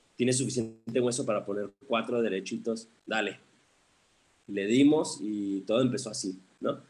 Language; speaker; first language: Spanish; early bilingual, heritage; Spanish